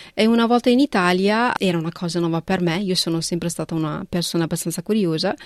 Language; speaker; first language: Italian; early bilingual, other home language; Punjabi